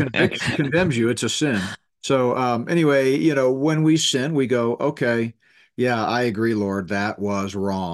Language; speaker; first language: English; native; English